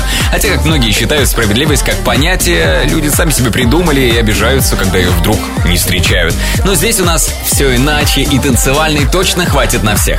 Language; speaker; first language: Russian; native; Russian